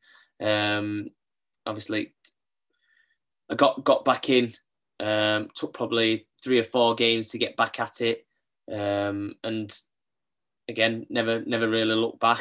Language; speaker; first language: English; native; English